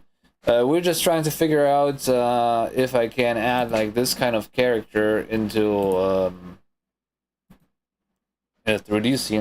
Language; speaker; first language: English; non-native, fluent; German